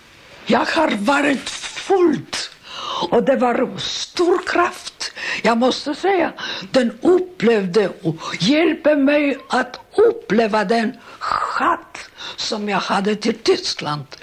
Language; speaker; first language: Swedish; non-native, learner; Polish